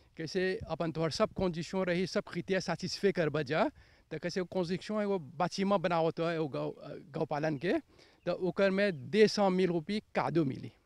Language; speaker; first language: Bhojpuri; native; Bhojpuri